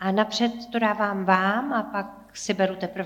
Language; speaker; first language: Czech; native; Czech